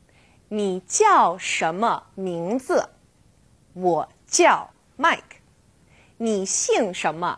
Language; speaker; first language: Chinese; non-native, fluent; English